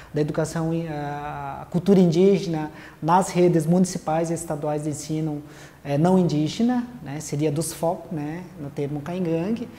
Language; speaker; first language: Portuguese; non-native, local second language; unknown